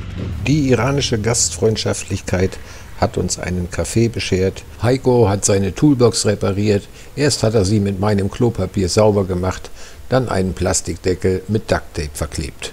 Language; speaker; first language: German; native; German